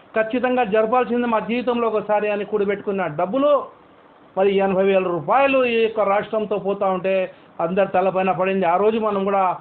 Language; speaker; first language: Telugu; non-native, local second language; Urdu